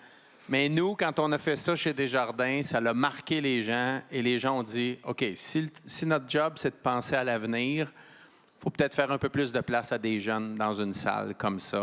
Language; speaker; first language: French; native; French